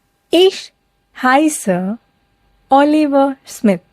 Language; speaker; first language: German; non-native, fluent; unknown